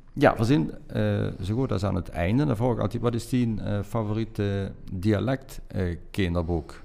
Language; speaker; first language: Dutch; native; Dutch